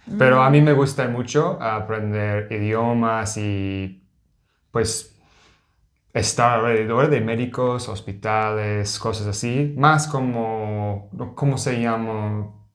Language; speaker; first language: Spanish; non-native, learner; English